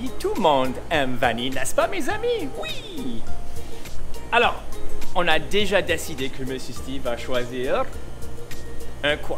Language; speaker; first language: French; non-native, learner; English